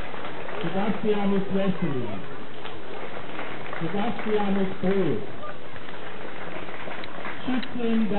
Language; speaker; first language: German; native; German